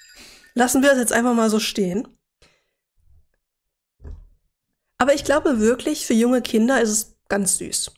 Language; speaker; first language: German; native; German